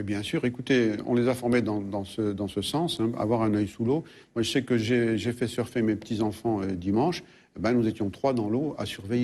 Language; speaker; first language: French; native; French